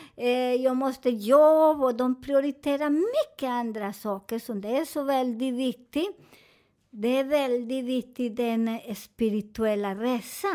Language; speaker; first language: Swedish; non-native, learner; Spanish